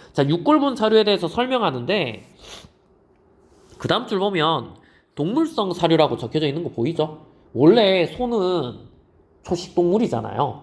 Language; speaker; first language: Korean; native; Korean